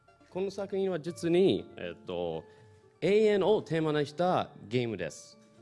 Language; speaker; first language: Japanese; non-native, fluent; English